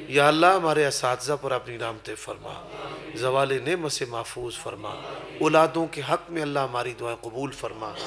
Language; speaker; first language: Urdu; non-native, local second language; Punjabi